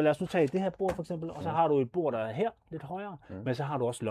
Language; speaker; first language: Danish; native; Danish